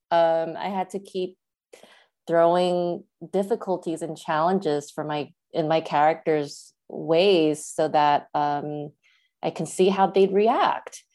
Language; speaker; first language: English; early bilingual, other home language; Chinese